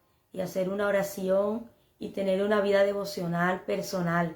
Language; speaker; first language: Spanish; native; Spanish